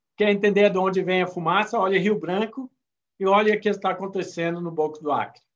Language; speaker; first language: Portuguese; non-native, fluent; English